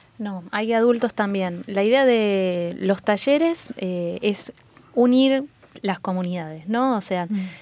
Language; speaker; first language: Spanish; native; Spanish